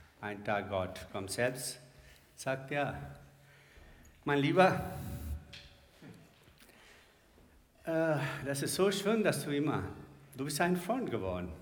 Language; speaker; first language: German; non-native, learner; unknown